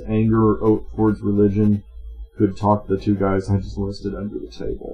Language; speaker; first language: English; native; English